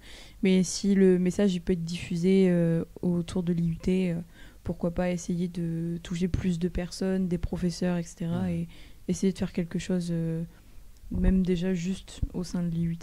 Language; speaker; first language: French; native; French